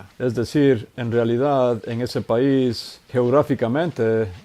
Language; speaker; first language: Spanish; non-native, fluent; English